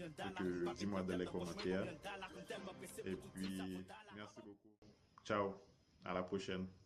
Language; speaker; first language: French; non-native, local second language; Haitian Creole